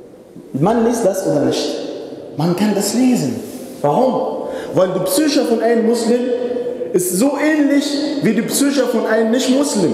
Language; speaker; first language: German; non-native, fluent; Arabic